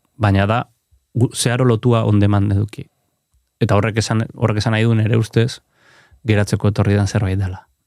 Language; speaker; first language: Basque; native; Basque